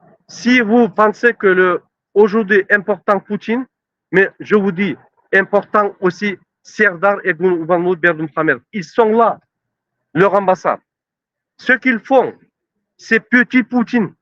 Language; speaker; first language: French; non-native, learner; Turkmen